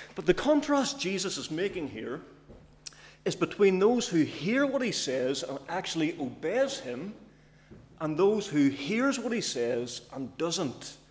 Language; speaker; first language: English; native; English